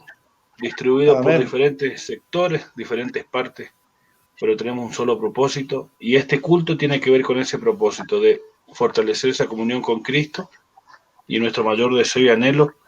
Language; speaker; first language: Spanish; native; Spanish